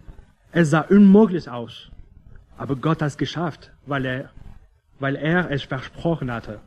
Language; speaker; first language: German; non-native, fluent; English